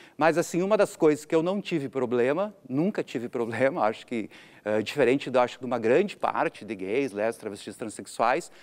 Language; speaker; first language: Portuguese; native; Portuguese